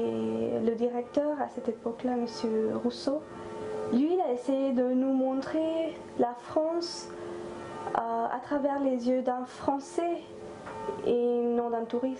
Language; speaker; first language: French; non-native, fluent; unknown